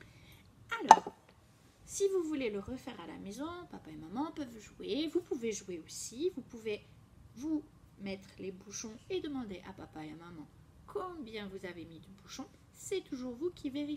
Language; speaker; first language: French; native; French